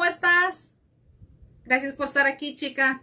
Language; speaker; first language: Spanish; early bilingual, heritage; Spanish